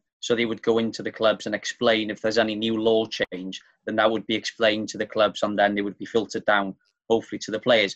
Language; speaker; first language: English; native; English